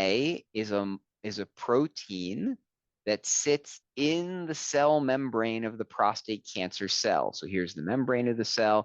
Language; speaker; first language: English; native; English